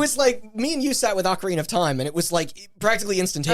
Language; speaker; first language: English; native; English